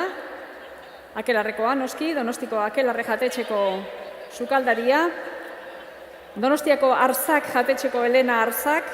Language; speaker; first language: Basque; native; Basque